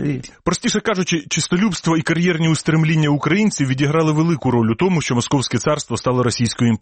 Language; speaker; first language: Ukrainian; native; Ukrainian